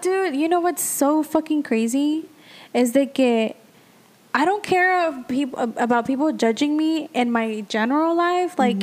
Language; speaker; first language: English; early bilingual, other home language; Spanish